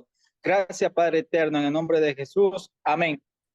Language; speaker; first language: Spanish; native; Spanish